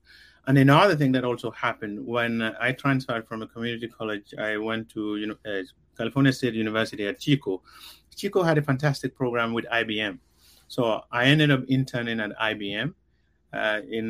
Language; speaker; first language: English; non-native, local second language; Mandingo